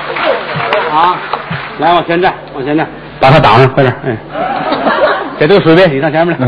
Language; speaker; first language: Chinese; native; Chinese